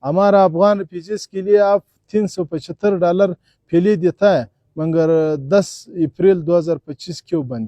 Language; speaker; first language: Hindi; non-native, fluent; Pashto